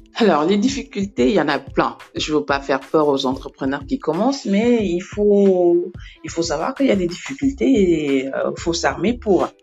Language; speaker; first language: French; non-native, local second language; Wolof